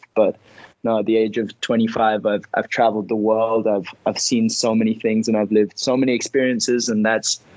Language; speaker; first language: English; early bilingual, heritage; Spanish